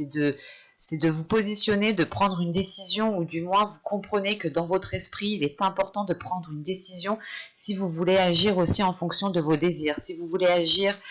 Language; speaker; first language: French; native; French